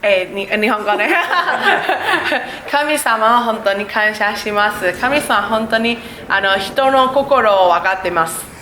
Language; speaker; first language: Japanese; non-native, learner; Chinese